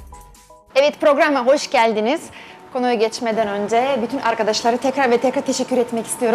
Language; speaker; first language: Turkish; non-native, fluent; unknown